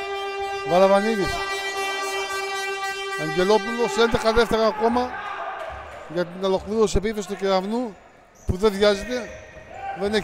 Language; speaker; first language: Greek; native; Greek